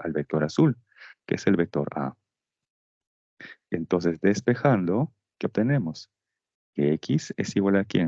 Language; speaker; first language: Spanish; native; Spanish